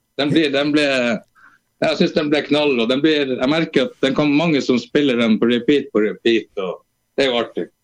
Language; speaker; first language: Norwegian; native; Norwegian